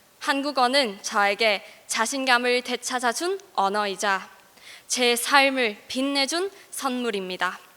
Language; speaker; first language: Korean; non-native, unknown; Cantonese